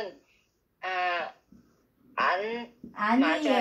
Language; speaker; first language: Korean; non-native, learner; Vietnamese